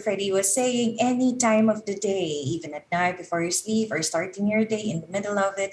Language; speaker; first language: English; non-native, local second language; Filipino